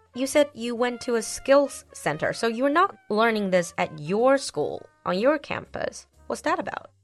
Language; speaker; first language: English; non-native, fluent; Chinese